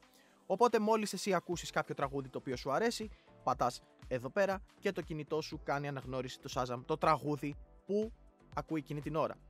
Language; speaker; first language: Greek; native; Greek